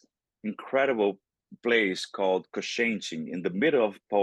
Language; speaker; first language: English; non-native, fluent; Portuguese